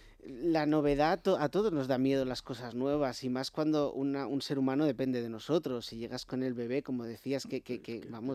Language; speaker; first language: Spanish; native; Spanish